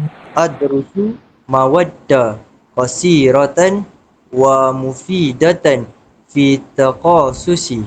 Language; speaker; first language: Arabic; non-native, learner; Malay